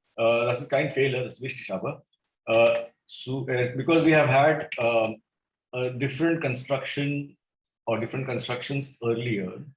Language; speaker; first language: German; non-native, fluent; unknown